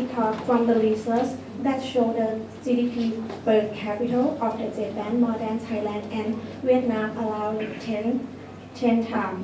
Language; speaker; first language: English; non-native, learner; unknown